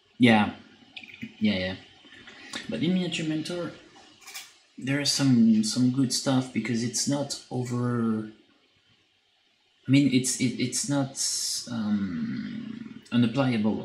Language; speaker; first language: English; non-native, fluent; French